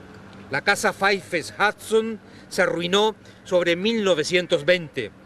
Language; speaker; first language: Spanish; native; Spanish